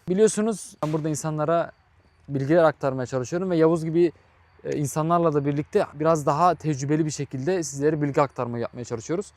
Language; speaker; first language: Turkish; native; Turkish